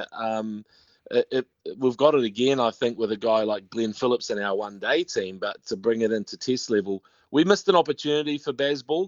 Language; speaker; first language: English; native; English